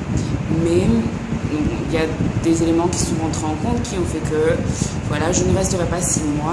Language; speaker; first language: French; native; French